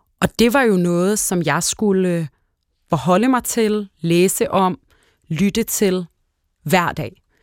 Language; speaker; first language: Danish; early bilingual, other home language; Arabic